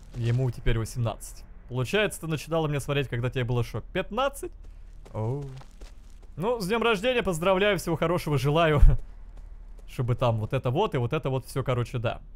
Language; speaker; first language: Russian; native; Russian